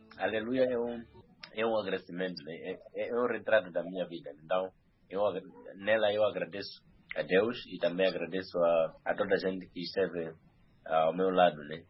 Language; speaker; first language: Portuguese; non-native, local second language; Nyanja